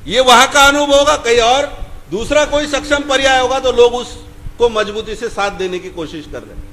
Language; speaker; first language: Hindi; non-native, local second language; Marathi